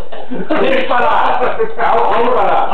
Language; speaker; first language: Romanian; non-native, learner; Italian